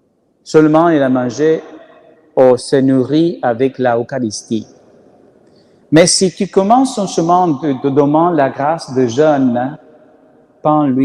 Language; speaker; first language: French; non-native, learner; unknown